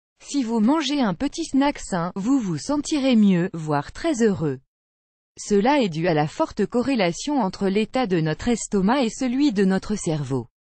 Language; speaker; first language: French; native; French